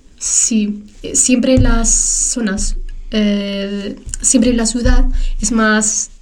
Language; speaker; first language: Spanish; early bilingual, other home language; Tachelhit